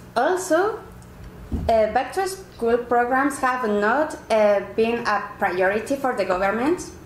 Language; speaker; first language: English; non-native, fluent; Spanish